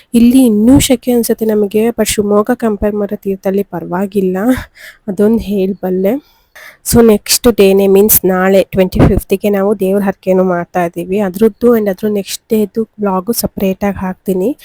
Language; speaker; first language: Kannada; non-native, local second language; Tulu